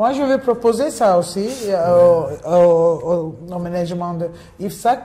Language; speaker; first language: French; non-native, fluent; Turkish